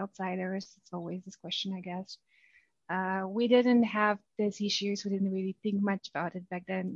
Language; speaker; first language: English; non-native, fluent; Polish